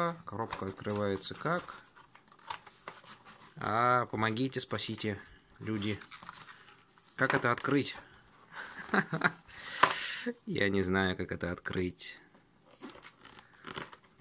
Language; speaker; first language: Russian; native; Russian